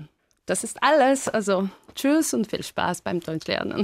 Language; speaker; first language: German; non-native, fluent; Greek